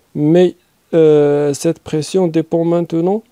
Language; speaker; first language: French; non-native, local second language; Arabic